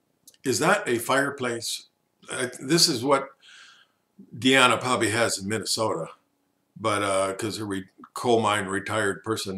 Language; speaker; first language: English; native; English